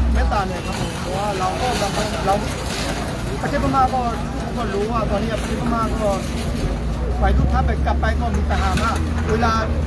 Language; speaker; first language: Thai; non-native, fluent; Burmese